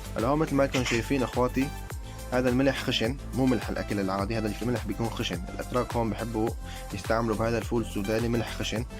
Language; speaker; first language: Arabic; native; Arabic